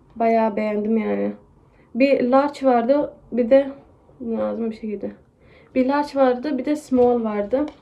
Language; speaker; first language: Turkish; early bilingual, heritage; Turkish